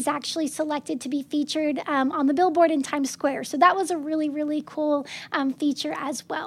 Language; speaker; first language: English; native; English